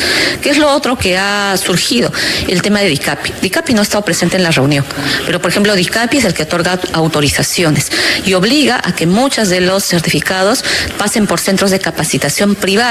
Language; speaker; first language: Spanish; native; Spanish